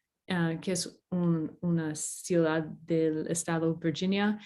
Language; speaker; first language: Spanish; non-native, fluent; English